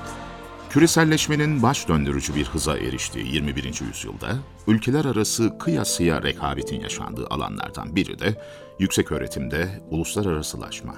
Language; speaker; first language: Turkish; native; Turkish